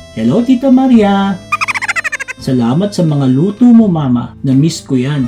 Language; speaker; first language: Filipino; native; Filipino